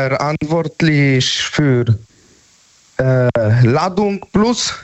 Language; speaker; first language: German; non-native, learner; Polish